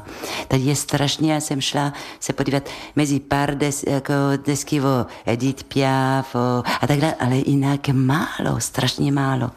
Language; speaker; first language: Czech; non-native, fluent; French